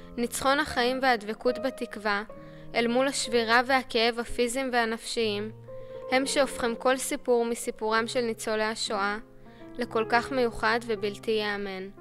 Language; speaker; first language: Hebrew; native; Hebrew